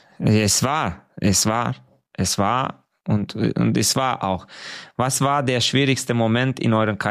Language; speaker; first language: German; non-native, fluent; Hungarian